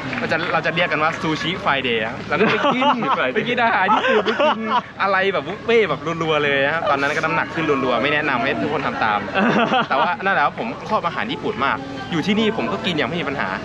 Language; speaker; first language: Thai; native; Thai